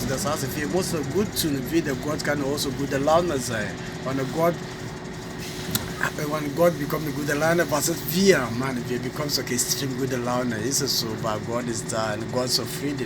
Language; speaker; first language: German; non-native, learner; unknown